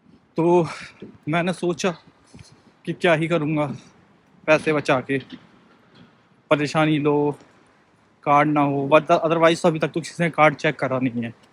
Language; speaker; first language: Hindi; native; Hindi